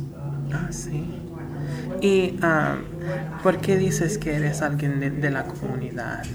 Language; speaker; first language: Spanish; early bilingual, heritage; Spanish